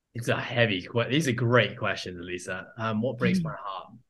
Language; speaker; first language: English; native; English